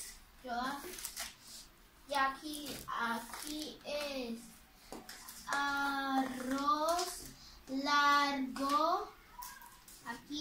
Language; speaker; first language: Spanish; early bilingual, other home language; English